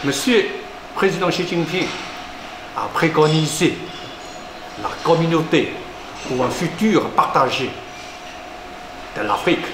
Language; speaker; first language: French; non-native, fluent; Chinese